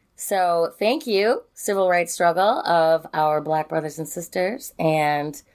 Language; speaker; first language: English; native; English